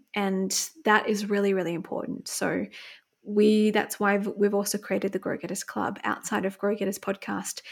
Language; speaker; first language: English; native; English